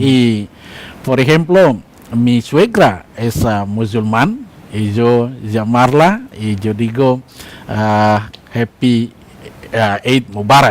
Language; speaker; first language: Spanish; non-native, learner; Indonesian